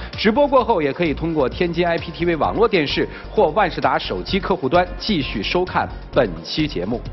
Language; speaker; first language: Chinese; native; Chinese